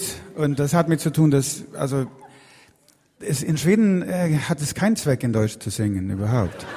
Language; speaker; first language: German; non-native, learner; Swedish